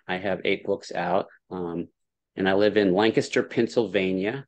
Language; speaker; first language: English; native; English